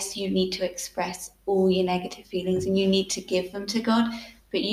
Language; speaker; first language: English; native; English